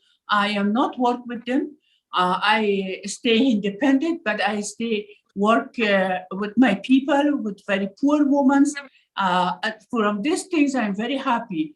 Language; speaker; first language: English; non-native, learner; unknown